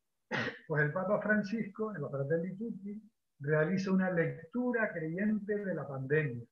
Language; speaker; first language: Spanish; native; Spanish